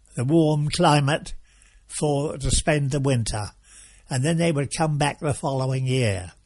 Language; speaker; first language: English; native; English